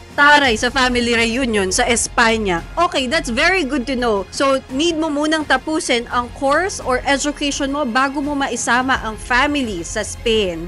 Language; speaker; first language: Filipino; native; Filipino